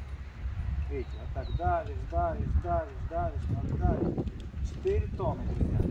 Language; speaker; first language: Russian; native; Russian